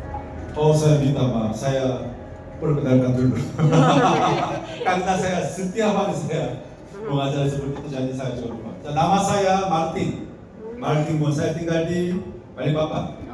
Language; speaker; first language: Indonesian; non-native, learner; Korean